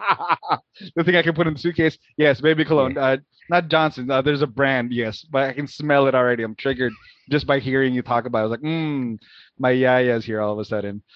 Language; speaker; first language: English; non-native, local second language; Filipino